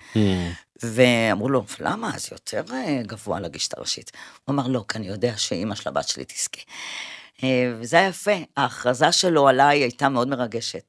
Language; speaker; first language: Hebrew; early bilingual, other home language; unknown